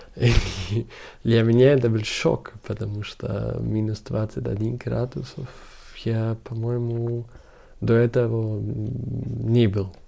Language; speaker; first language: Russian; non-native, learner; German